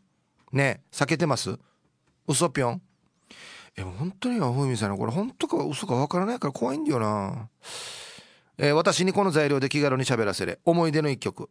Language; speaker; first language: Japanese; native; Japanese